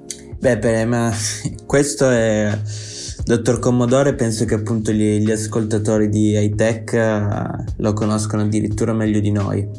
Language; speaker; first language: Italian; native; Italian